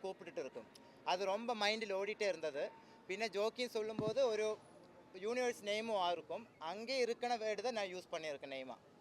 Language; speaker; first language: Tamil; non-native, learner; Malayalam